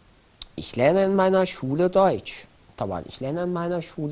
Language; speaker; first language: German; non-native, fluent; Arabic